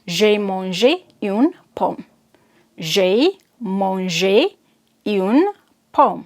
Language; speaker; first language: French; non-native, fluent; Amharic